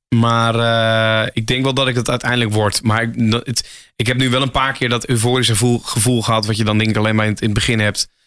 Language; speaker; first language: Dutch; native; Dutch